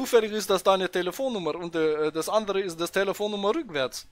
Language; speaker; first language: German; native; German